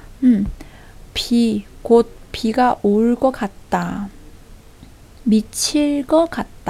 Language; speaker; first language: Korean; non-native, fluent; Chinese